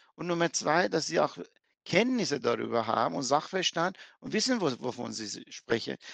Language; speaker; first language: German; non-native, fluent; Persian